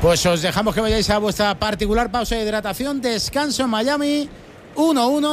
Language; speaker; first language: Spanish; native; Spanish